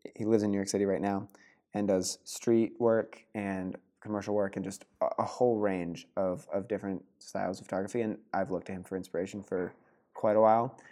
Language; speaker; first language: English; native; English